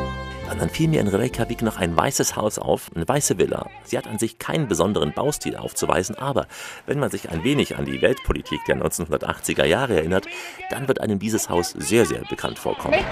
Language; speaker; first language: German; native; German